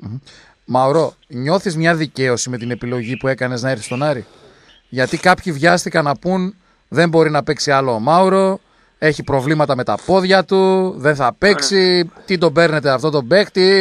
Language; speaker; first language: Greek; native; Greek